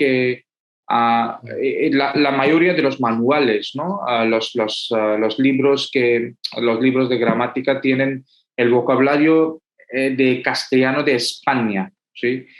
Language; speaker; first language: Spanish; non-native, fluent; Hindi